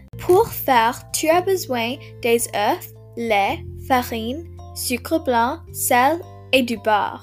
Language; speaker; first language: French; non-native, learner; English